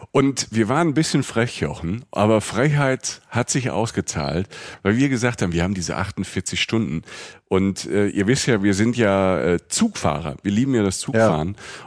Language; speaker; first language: German; native; German